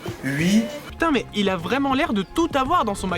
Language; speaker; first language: French; native; French